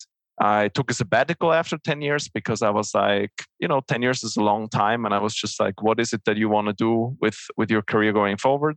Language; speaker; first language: English; non-native, fluent; Swiss German